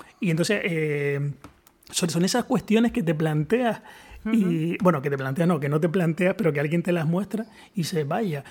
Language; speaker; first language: Spanish; native; Spanish